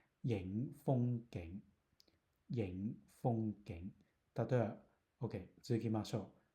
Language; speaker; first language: Japanese; non-native, fluent; Cantonese